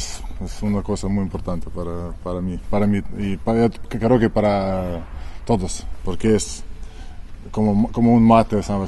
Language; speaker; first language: Spanish; non-native, learner; Ukrainian